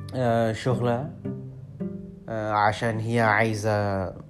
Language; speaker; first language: Arabic; non-native, learner; Urdu